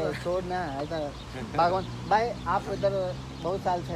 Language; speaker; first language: Hindi; non-native, local second language; Telugu